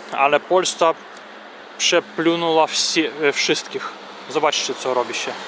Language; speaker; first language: Polish; non-native, fluent; Russian